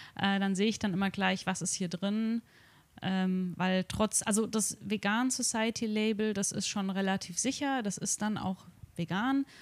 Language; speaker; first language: German; native; German